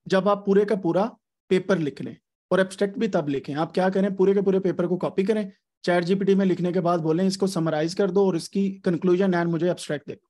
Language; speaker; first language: Urdu; native; Urdu